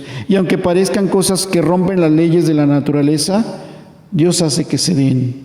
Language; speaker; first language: Spanish; native; Spanish